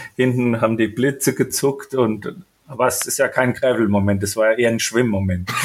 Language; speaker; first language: German; native; German